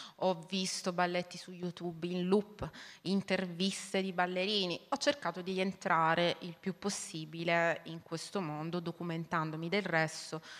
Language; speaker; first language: Italian; native; Italian